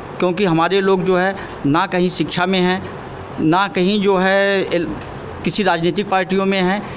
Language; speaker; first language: Hindi; native; Hindi